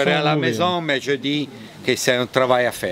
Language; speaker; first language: French; non-native, fluent; Italian